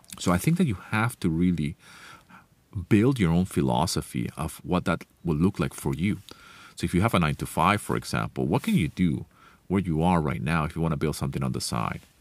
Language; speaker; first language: English; non-native, fluent; Spanish